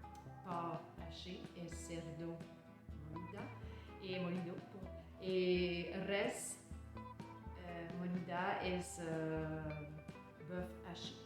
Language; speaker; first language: Spanish; non-native, learner; French